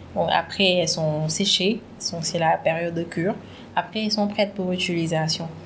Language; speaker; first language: French; non-native, local second language; Wolof